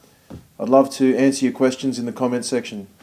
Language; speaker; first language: English; native; English